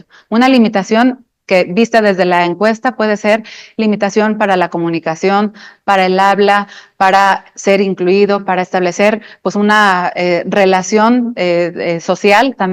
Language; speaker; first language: Spanish; native; Spanish